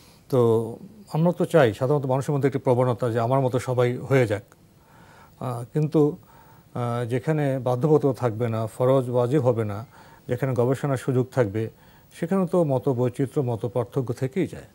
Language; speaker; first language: Bangla; native; Bangla